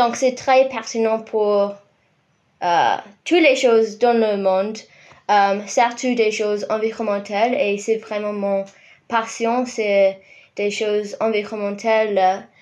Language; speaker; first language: French; non-native, fluent; English